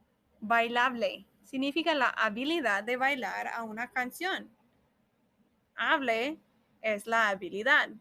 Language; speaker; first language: Spanish; non-native, fluent; English